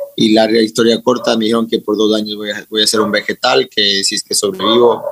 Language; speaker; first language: Spanish; native; Spanish